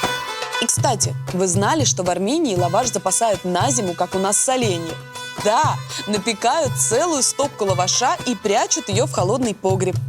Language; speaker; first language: Russian; native; Russian